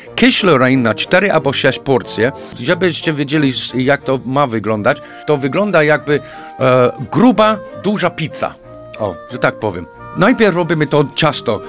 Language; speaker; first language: Polish; non-native, fluent; English